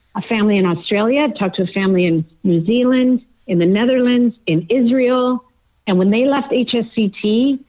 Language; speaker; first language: English; native; English